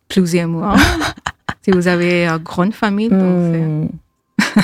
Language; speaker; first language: French; non-native, fluent; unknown